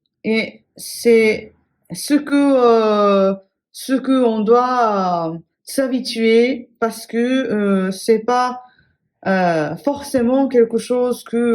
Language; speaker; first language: French; non-native, fluent; Japanese